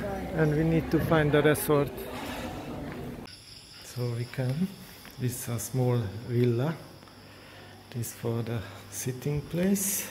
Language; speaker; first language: English; non-native, learner; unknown